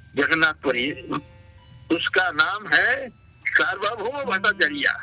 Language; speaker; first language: Hindi; non-native, local second language; Bangla